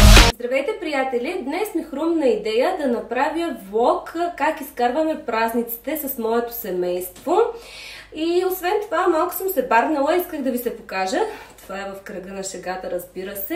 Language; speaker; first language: Bulgarian; native; Bulgarian